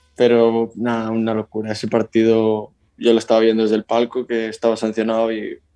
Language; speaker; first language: Spanish; native; Spanish